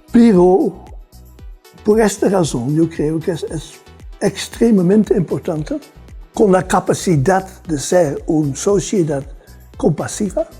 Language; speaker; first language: Spanish; non-native, fluent; Dutch